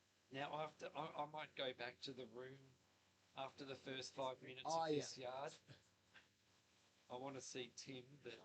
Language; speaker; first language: English; native; English